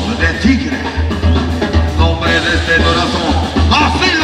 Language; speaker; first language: Spanish; native; Spanish